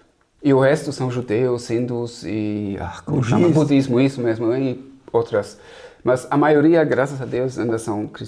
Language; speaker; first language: Portuguese; non-native, fluent; German